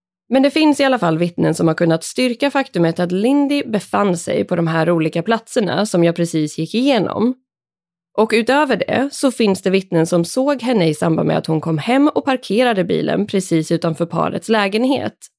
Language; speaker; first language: Swedish; native; Swedish